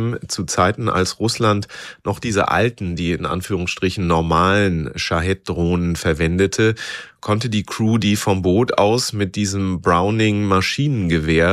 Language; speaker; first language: German; native; German